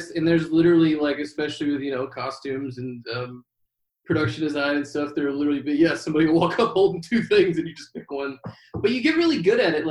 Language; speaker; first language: English; native; English